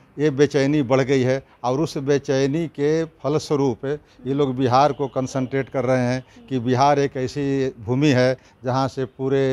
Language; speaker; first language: Hindi; native; Hindi